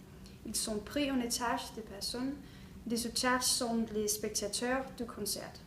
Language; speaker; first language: French; non-native, learner; Danish